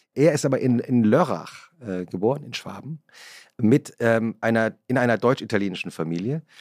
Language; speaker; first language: German; native; German